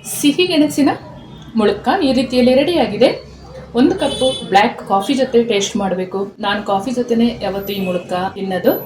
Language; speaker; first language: Kannada; non-native, local second language; Kodava